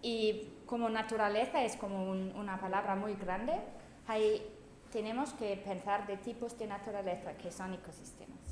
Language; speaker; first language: Spanish; non-native, fluent; German